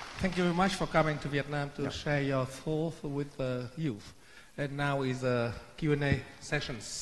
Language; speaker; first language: English; non-native, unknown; Vietnamese